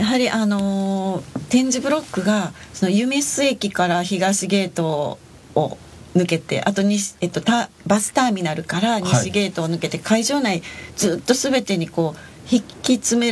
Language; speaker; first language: Japanese; native; Japanese